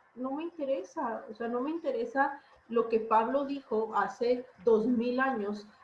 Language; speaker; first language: Spanish; native; Spanish